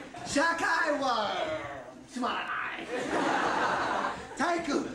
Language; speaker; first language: Japanese; non-native, learner; English